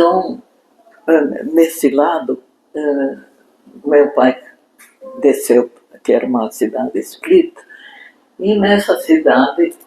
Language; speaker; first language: Portuguese; non-native, fluent; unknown